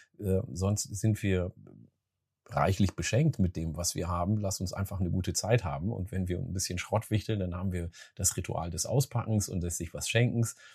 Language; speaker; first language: German; early bilingual, other home language; Oromo